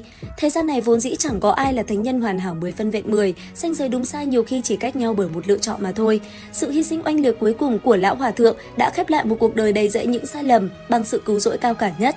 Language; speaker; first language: Vietnamese; native; Vietnamese